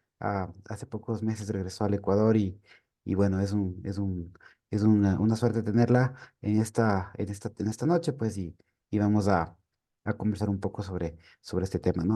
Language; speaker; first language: Spanish; native; Spanish